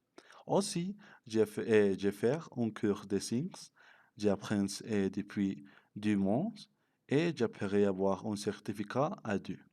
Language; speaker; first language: French; non-native, learner; Spanish